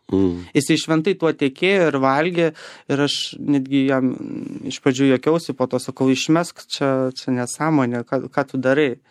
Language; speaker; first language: Lithuanian; native; Lithuanian